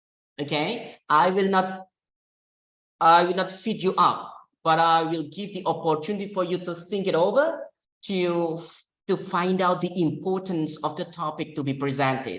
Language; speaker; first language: English; non-native, fluent; Indonesian